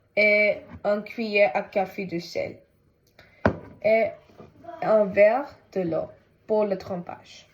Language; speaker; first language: French; non-native, learner; Tamil